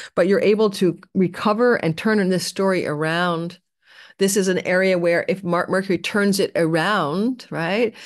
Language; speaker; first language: English; native; English